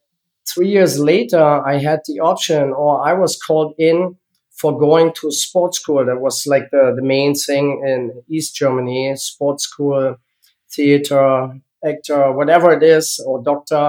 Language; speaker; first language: English; non-native, learner; German